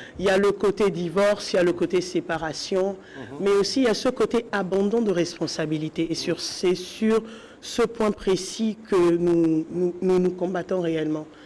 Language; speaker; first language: French; non-native, local second language; Lingala